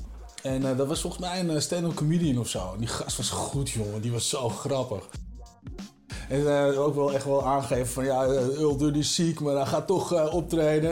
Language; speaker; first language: Dutch; native; Dutch